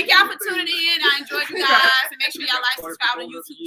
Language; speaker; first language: English; native; English